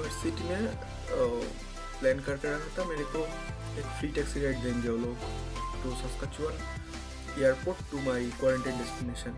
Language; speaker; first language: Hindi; non-native, local second language; Bangla